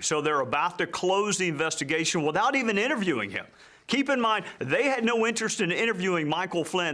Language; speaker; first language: English; native; English